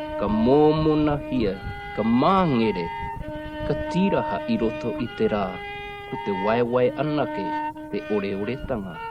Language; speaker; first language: Māori; native; Māori